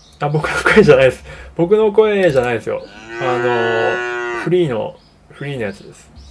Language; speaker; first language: Japanese; native; Japanese